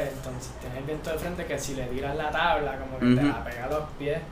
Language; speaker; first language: Spanish; native; Spanish